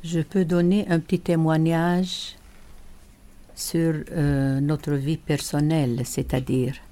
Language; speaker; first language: French; non-native, local second language; Arabic